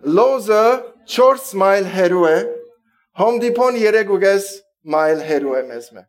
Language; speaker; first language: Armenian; early bilingual, heritage; Armenian